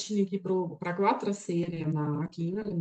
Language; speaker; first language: Portuguese; non-native, fluent; Russian